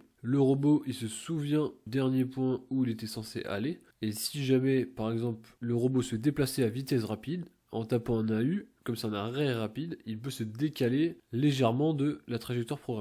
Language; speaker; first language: French; native; French